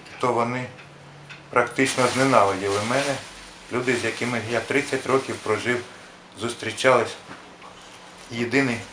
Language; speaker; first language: Ukrainian; non-native, local second language; Russian